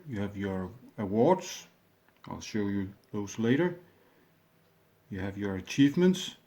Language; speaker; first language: English; non-native, fluent; Danish